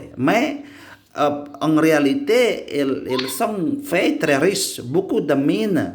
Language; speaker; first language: French; non-native, learner; Indonesian